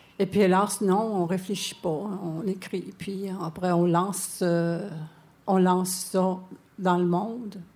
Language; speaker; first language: French; non-native, local second language; Cree